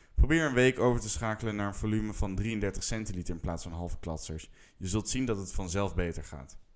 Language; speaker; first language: English; non-native, fluent; Dutch